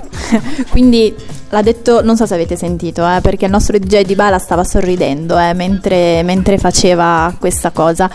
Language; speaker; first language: Italian; native; Italian